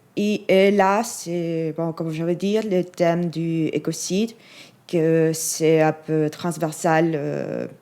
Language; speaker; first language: French; non-native, fluent; Spanish